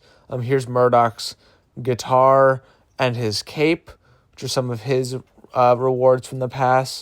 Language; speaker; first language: English; native; English